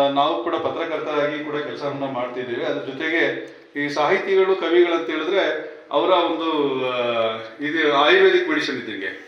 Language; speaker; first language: Kannada; native; Kannada